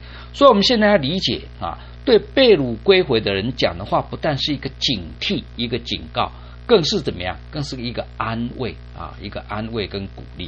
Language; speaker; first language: Chinese; native; Chinese